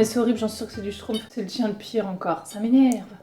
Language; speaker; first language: French; native; French